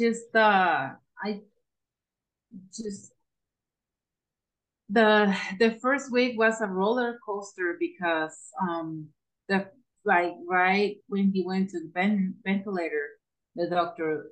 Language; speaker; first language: English; non-native, fluent; Spanish